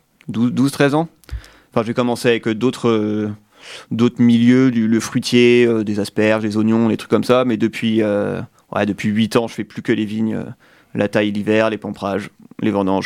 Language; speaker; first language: French; native; French